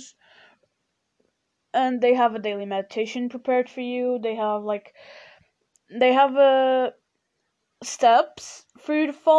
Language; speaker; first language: English; non-native, fluent; Portuguese